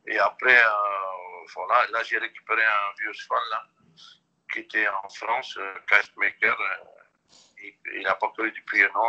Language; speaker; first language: French; non-native, local second language; Dutch